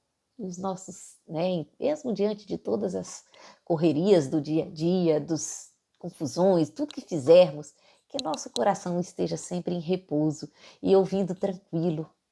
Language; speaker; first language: Portuguese; native; Portuguese